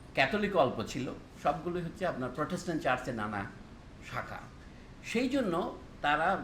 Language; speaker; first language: Bangla; non-native, local second language; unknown